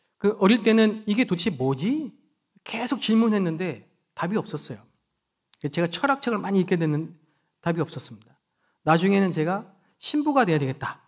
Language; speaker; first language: Korean; native; Korean